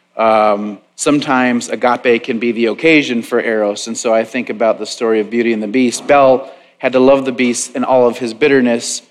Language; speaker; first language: English; native; English